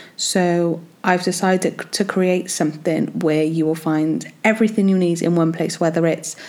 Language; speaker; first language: English; native; English